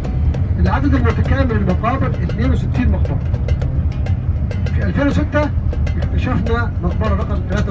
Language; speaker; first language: Arabic; native; Arabic